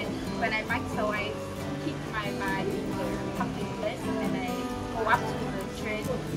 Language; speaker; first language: English; non-native, fluent; Vietnamese